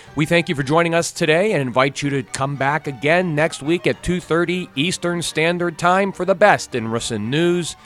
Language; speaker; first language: English; native; English